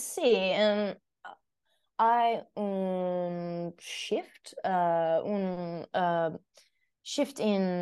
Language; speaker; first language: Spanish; non-native, learner; English